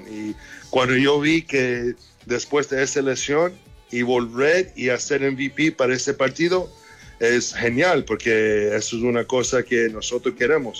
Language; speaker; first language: Spanish; early bilingual, heritage; English